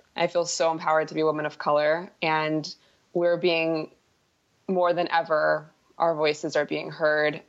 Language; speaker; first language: English; native; English